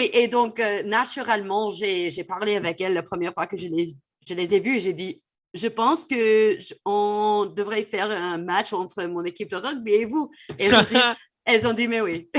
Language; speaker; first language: French; non-native, fluent; English